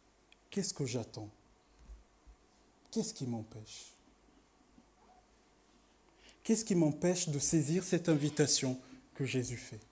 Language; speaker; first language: French; native; French